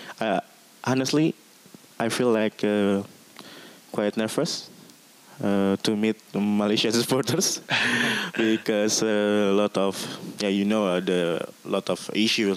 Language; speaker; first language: English; non-native, learner; Indonesian